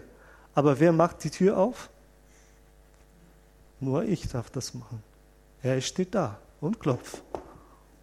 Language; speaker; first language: German; non-native, fluent; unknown